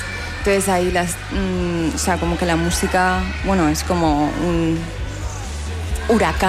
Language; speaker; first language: Spanish; native; Spanish